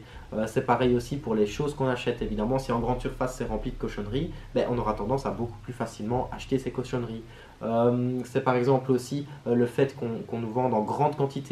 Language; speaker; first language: French; native; French